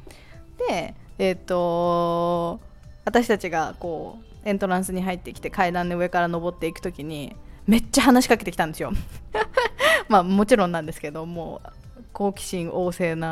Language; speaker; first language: Japanese; native; Japanese